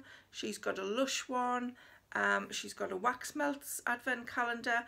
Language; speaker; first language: English; native; English